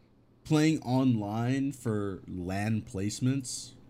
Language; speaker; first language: English; early bilingual, other home language; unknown